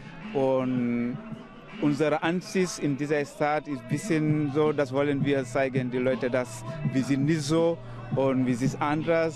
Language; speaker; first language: German; non-native, learner; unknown